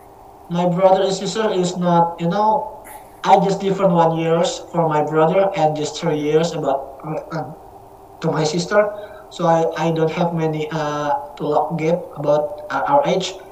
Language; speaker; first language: English; non-native, learner; Indonesian